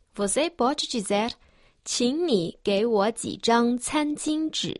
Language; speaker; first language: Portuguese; non-native, fluent; Chinese